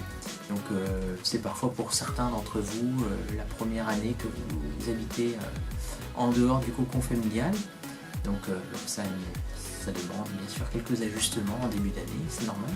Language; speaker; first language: French; native; French